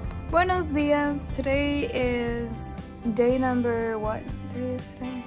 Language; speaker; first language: English; early bilingual, other home language; Spanish